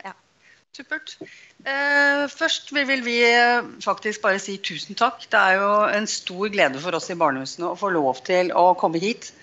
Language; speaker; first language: Norwegian; native; Norwegian